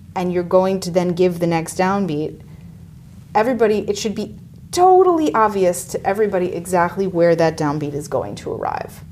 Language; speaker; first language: English; native; English